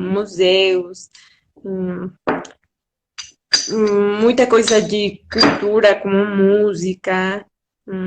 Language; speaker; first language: Portuguese; non-native, fluent; Spanish